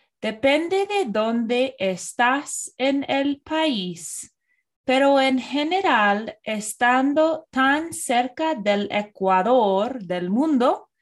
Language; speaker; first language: Spanish; non-native, fluent; English